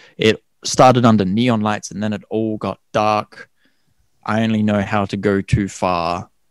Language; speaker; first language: English; native; English